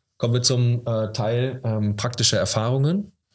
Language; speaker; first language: German; native; German